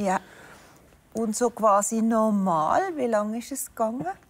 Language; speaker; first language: German; native; German